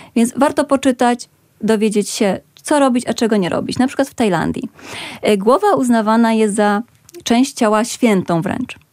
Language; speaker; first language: Polish; native; Polish